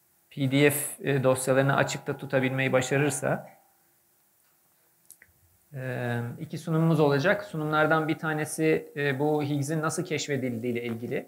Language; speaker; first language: Turkish; native; Turkish